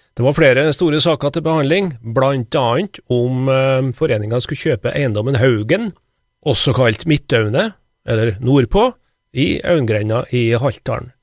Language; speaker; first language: Norwegian; native; Norwegian